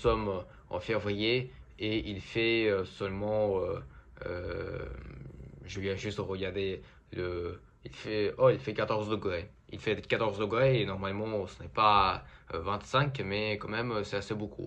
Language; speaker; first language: French; non-native, fluent; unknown